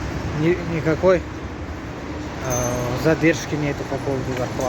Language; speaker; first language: Russian; non-native, local second language; Tajik